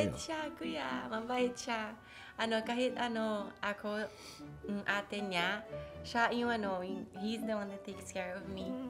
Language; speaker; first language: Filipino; early bilingual, heritage; English